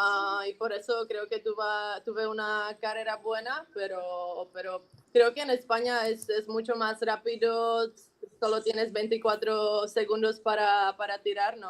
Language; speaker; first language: Spanish; non-native, fluent; Czech